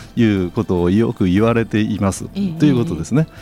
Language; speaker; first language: Japanese; native; Japanese